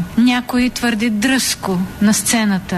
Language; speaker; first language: Bulgarian; native; Bulgarian